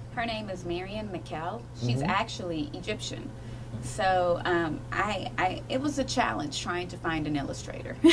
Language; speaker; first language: English; native; English